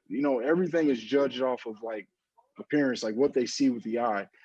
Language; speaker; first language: English; native; English